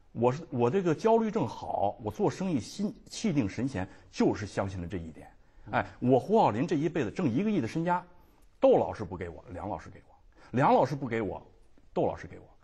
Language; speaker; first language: Chinese; native; Chinese